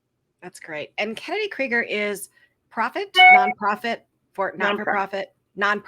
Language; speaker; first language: English; native; English